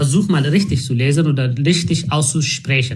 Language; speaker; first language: German; non-native, fluent; Amharic